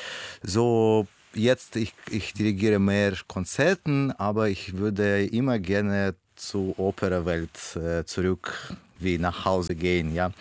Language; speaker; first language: German; non-native, learner; Russian